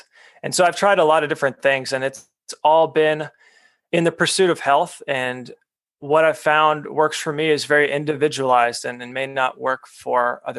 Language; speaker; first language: English; native; English